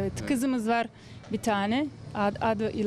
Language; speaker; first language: Turkish; non-native, fluent; Bosnian